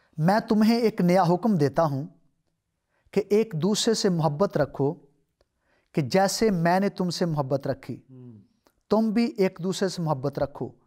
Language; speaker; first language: Urdu; non-native, local second language; Punjabi